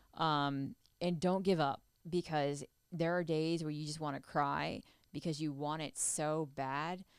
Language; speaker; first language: English; native; English